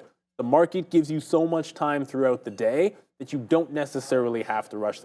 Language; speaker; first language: English; native; English